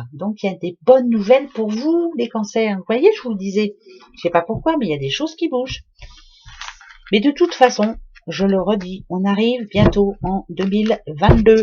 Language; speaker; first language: French; native; French